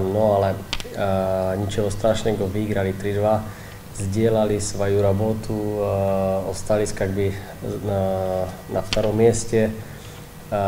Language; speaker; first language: Russian; non-native, learner; Czech